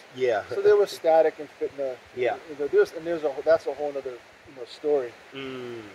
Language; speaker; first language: English; native; English